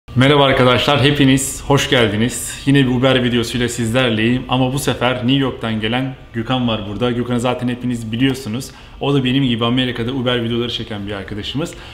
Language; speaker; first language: Turkish; native; Turkish